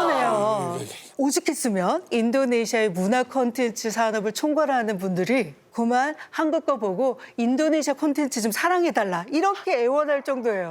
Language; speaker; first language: Korean; native; Korean